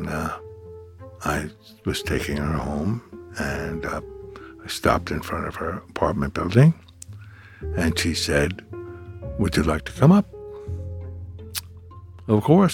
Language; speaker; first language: English; native; English